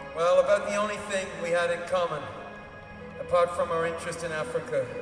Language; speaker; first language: English; native; English